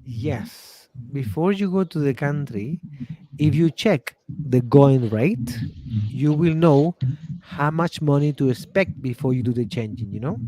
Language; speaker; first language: English; non-native, fluent; Spanish